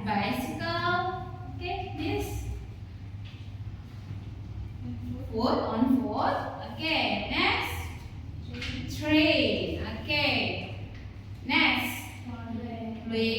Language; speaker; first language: English; non-native, learner; Indonesian